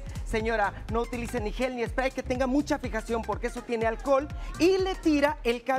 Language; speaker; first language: Spanish; native; Spanish